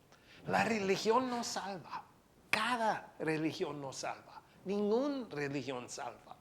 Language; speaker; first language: Spanish; non-native, fluent; English